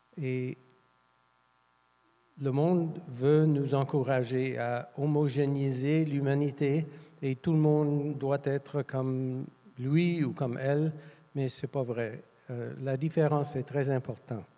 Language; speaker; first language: French; non-native, fluent; English